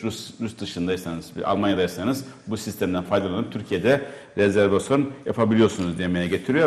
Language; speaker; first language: Turkish; native; Turkish